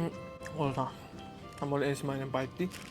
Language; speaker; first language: Finnish; non-native, learner; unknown